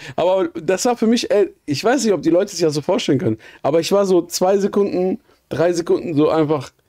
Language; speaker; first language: German; native; German